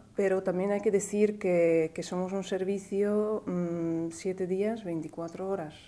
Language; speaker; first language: Spanish; non-native, fluent; Slovak